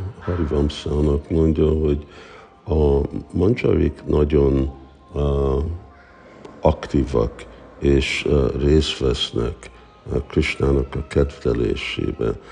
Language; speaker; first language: Hungarian; early bilingual, heritage; Hungarian